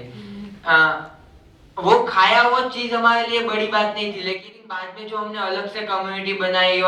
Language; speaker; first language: Hindi; native; Hindi